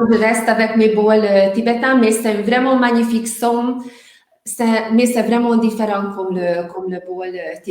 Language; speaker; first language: French; non-native, learner; Hungarian